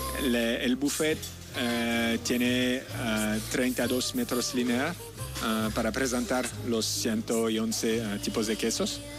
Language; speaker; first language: Spanish; non-native, learner; French